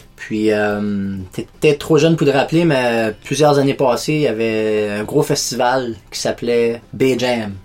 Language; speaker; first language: French; native; French